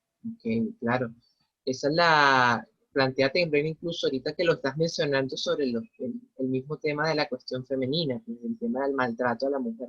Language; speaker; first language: Spanish; native; Spanish